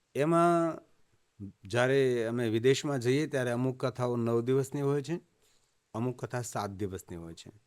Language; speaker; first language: Gujarati; native; Gujarati